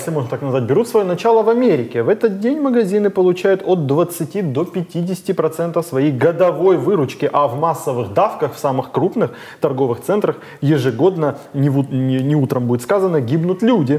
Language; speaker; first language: Russian; native; Russian